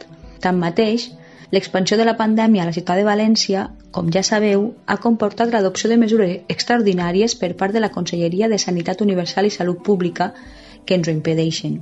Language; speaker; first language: Catalan; native; Catalan